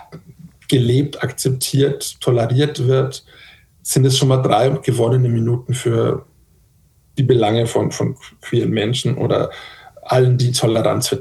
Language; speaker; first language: German; native; German